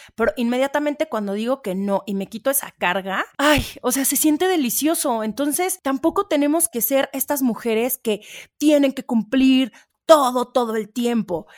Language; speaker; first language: Spanish; native; Spanish